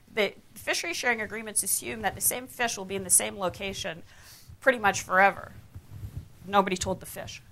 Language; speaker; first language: English; native; English